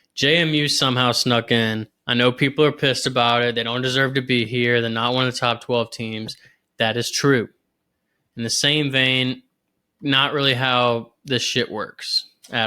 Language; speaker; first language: English; native; English